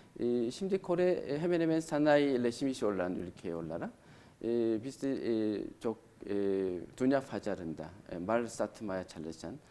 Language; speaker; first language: Turkish; non-native, learner; Korean